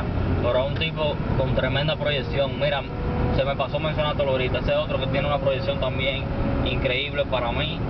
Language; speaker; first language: Spanish; native; Spanish